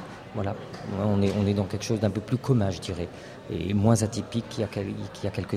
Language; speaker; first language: French; native; French